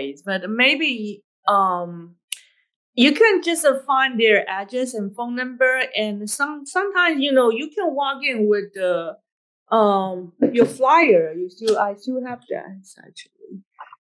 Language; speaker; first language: English; non-native, fluent; Chinese